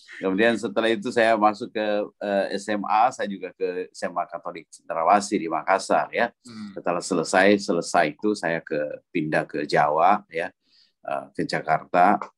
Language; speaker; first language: Indonesian; native; Indonesian